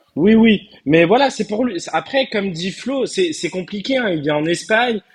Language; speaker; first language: French; early bilingual, heritage; Turkish